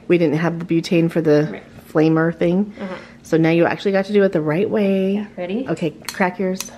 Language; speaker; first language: English; native; English